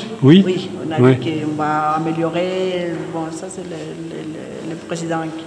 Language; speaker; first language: French; non-native, fluent; Spanish